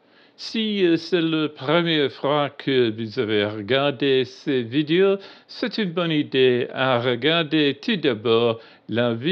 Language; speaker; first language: French; non-native, learner; English